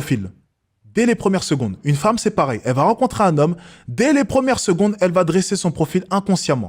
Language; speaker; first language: French; native; French